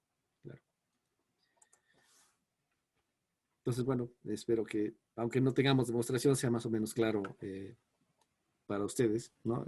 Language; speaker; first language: Spanish; native; Spanish